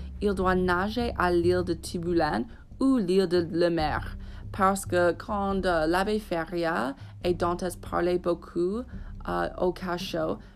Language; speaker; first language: French; non-native, fluent; English